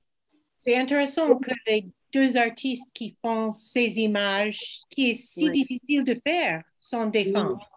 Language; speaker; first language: French; non-native, fluent; English